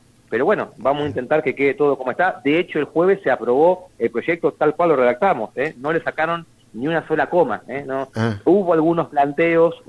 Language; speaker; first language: Spanish; native; Spanish